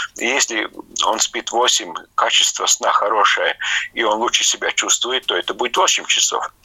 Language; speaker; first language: Russian; non-native, local second language; Latvian